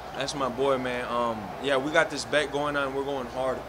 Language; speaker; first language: English; early bilingual, other home language; Spanish